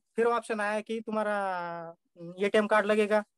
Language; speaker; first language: Hindi; non-native, local second language; Marathi